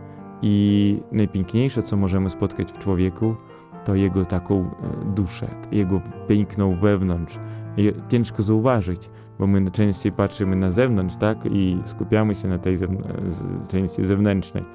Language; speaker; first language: Polish; non-native, fluent; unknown